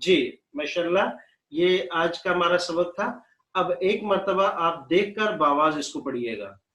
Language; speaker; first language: Urdu; native; Urdu